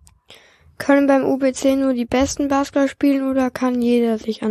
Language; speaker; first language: German; native; German